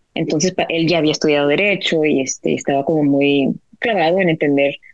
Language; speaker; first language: Spanish; native; Spanish